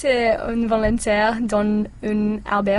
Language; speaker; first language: French; non-native, learner; English